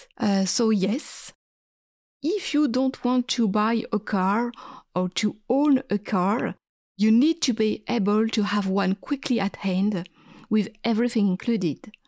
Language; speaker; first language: English; non-native, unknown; French